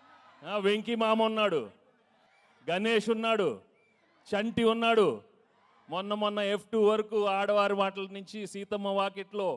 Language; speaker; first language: Telugu; native; Telugu